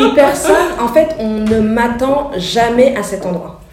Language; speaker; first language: French; native; French